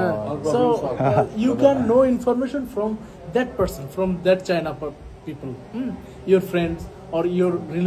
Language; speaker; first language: English; non-native, fluent; Bangla